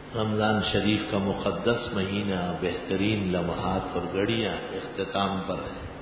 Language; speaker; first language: Urdu; non-native, local second language; Pashto